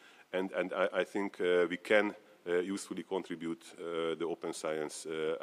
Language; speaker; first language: English; non-native, fluent; Hungarian